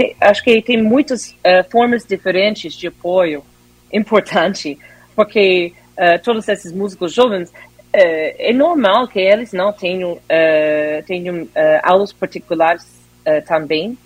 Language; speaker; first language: Portuguese; non-native, fluent; English